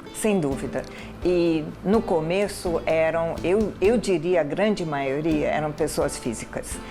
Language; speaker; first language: Portuguese; non-native, fluent; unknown